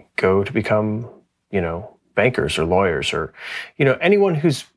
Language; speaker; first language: English; native; English